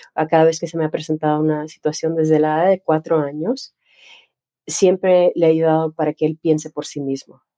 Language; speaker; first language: Spanish; native; Spanish